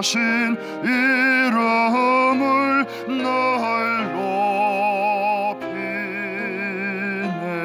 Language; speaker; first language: Korean; native; Korean